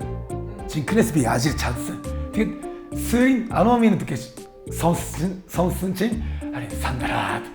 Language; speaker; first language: Mongolian; non-native, learner; Korean